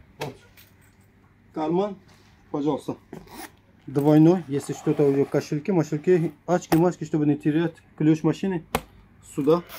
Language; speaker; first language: Russian; non-native, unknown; Turkish